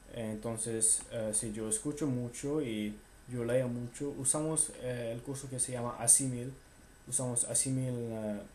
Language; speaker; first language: Spanish; non-native, fluent; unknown